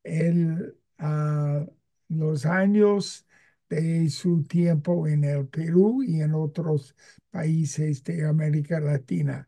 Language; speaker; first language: Spanish; non-native, fluent; English